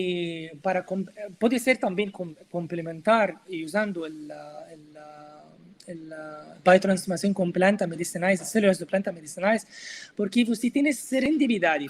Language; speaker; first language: Portuguese; non-native, learner; Arabic